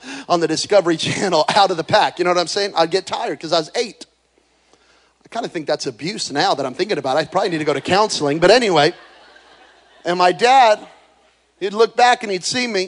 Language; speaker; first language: English; native; English